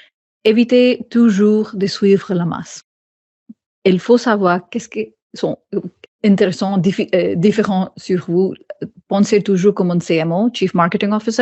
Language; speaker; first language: French; non-native, fluent; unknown